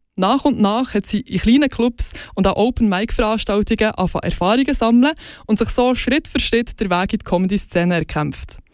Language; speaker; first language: German; native; German